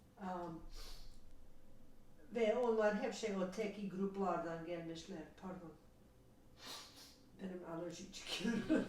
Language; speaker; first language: Turkish; non-native, learner; English